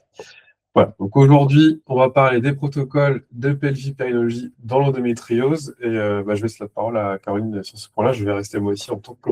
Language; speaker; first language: French; native; French